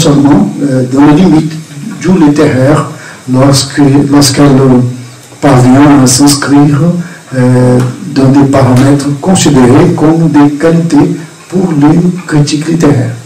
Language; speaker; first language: French; non-native, fluent; Portuguese